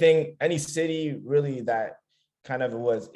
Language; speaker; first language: English; native; English